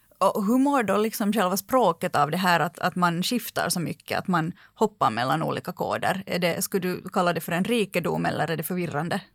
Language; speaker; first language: Swedish; native; Swedish